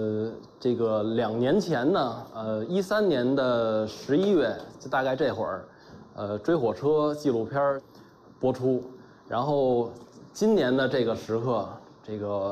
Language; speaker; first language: Chinese; native; Chinese